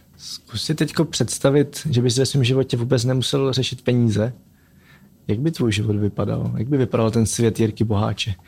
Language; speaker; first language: Czech; native; Czech